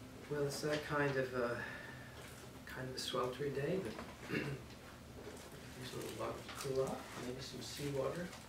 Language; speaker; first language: English; native; English